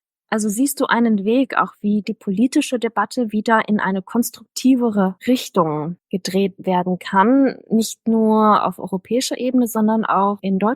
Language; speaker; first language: German; native; German